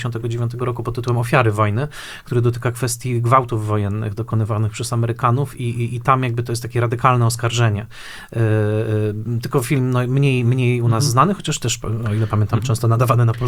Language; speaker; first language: Polish; native; Polish